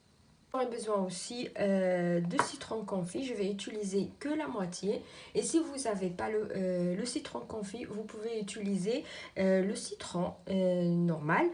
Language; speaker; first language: French; non-native, local second language; Arabic